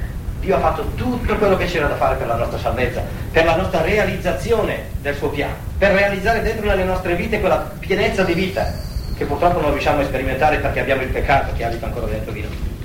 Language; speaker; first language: Italian; native; Italian